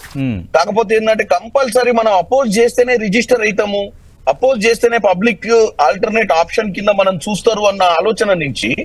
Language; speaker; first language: Telugu; native; Telugu